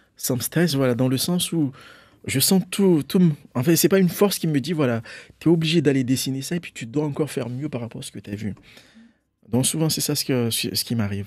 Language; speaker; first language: French; non-native, local second language; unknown